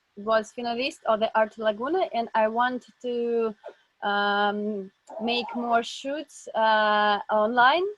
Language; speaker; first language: English; non-native, learner; Russian